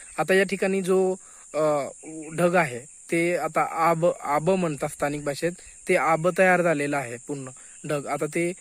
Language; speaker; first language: Marathi; non-native, local second language; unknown